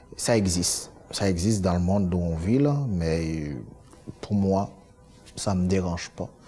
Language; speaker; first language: French; non-native, local second language; Haitian Creole